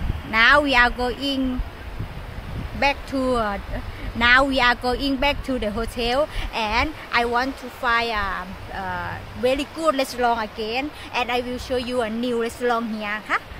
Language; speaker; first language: English; non-native, learner; Thai